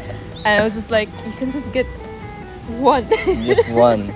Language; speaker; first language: English; non-native, fluent; Arabic